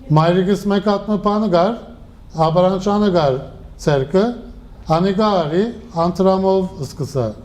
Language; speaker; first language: Armenian; native; Armenian